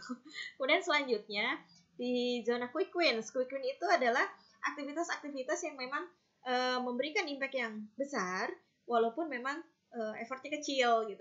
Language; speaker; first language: Indonesian; native; Indonesian